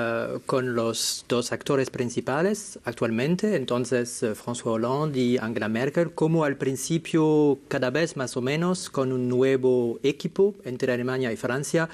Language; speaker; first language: Spanish; non-native, fluent; French